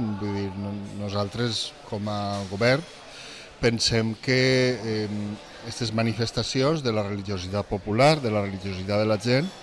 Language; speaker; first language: Catalan; native; Catalan